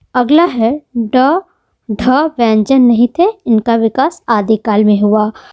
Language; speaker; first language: Hindi; native; Hindi